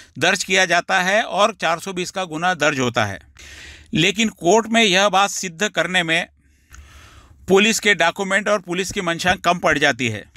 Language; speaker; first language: Hindi; non-native, local second language; Marathi